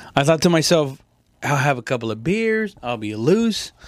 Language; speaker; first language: English; non-native, fluent; Spanish